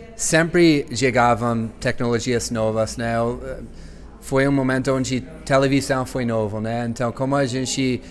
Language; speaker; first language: Portuguese; non-native, fluent; English